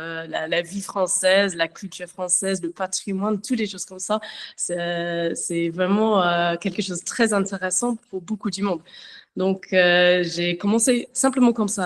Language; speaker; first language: French; non-native, learner; English